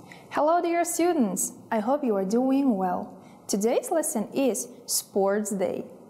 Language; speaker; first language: English; non-native, fluent; Kazakh